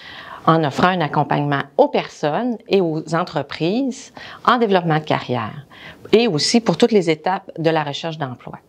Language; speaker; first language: French; native; French